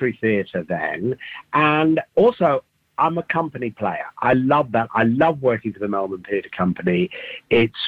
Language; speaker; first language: English; native; English